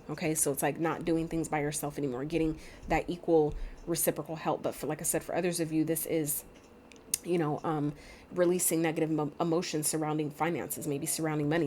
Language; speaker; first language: English; native; English